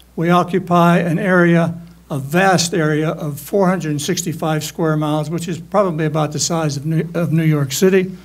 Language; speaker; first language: English; native; English